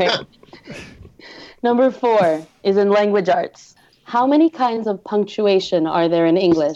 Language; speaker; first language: English; native; English